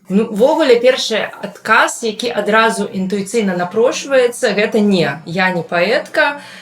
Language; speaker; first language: Belarusian; non-native, local second language; Russian